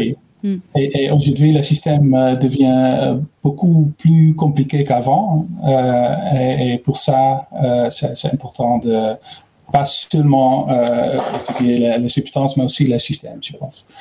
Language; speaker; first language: French; non-native, learner; Dutch